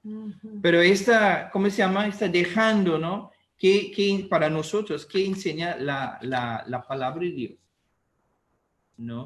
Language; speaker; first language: Spanish; non-native, learner; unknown